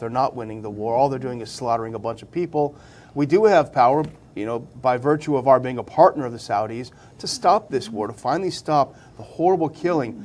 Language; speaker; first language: English; native; English